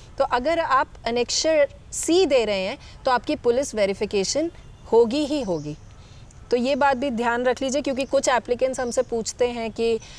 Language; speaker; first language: Hindi; native; Hindi